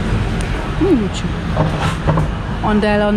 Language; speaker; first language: Indonesian; non-native, fluent; German